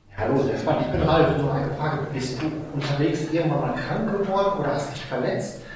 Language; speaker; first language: German; early bilingual, other home language; Russian